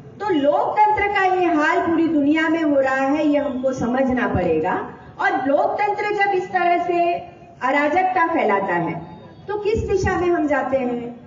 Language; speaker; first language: Hindi; non-native, local second language; Gujarati